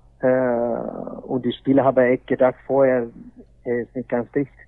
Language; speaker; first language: German; non-native, fluent; Swedish